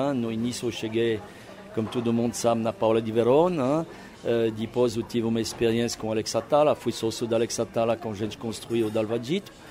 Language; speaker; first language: Portuguese; non-native, fluent; French